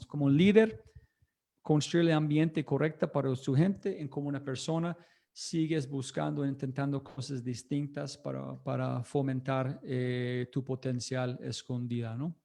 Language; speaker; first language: Spanish; non-native, fluent; English